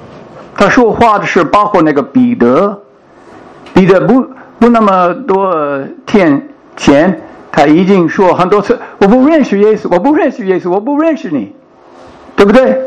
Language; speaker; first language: Chinese; non-native, fluent; English